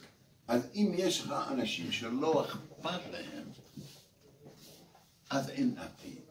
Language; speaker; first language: Hebrew; non-native, fluent; English